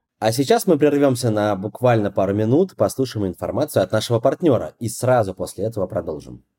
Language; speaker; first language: Russian; native; Russian